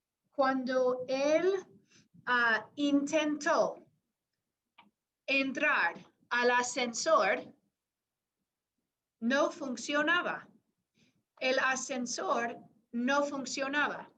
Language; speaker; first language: Spanish; non-native, fluent; English